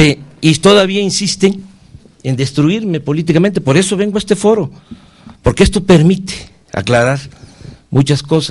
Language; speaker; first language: Spanish; native; Spanish